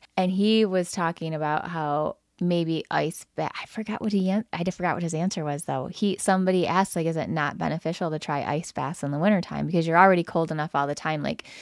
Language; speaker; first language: English; native; English